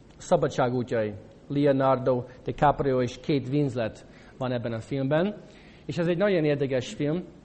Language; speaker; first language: Hungarian; non-native, fluent; English